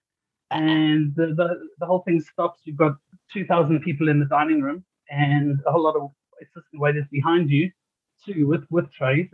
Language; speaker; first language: English; native; English